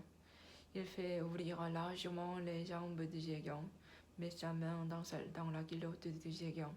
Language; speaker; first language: French; non-native, learner; Korean